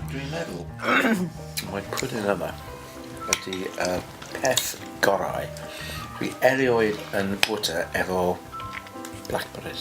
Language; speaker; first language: Welsh; non-native, learner; English